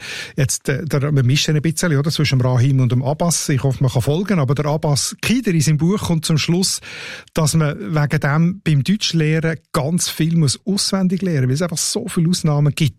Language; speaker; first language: German; native; German